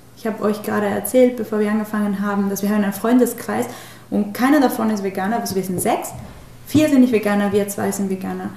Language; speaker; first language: German; non-native, fluent; Spanish